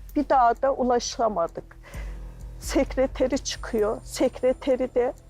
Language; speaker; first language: Turkish; native; Turkish